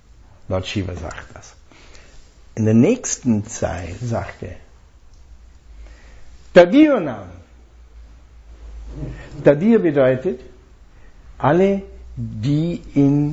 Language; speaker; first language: German; non-native, fluent; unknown